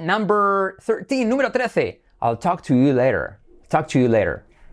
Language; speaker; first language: English; non-native, fluent; Spanish